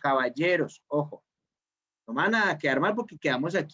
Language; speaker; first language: Spanish; native; Spanish